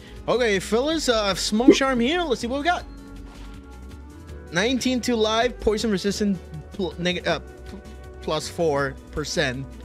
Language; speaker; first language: English; early bilingual, other home language; Spanish